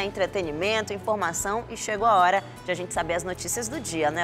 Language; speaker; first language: Portuguese; native; Portuguese